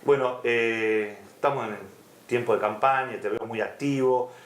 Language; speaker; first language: Spanish; native; Spanish